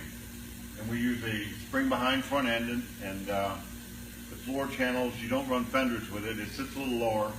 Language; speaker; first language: English; native; English